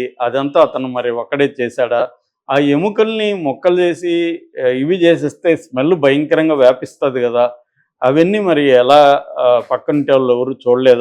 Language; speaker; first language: Telugu; native; Telugu